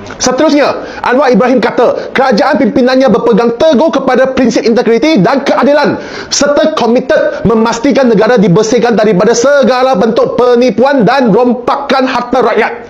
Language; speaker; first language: Malay; non-native, local second language; Chinese